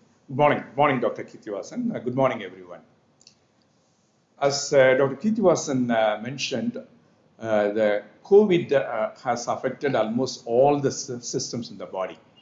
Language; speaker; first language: English; non-native, local second language; Tamil